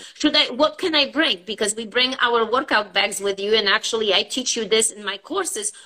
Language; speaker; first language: English; non-native, fluent; Polish